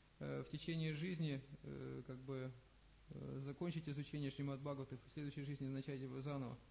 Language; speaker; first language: Russian; native; Russian